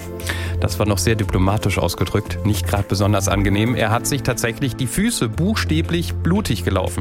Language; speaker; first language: German; native; German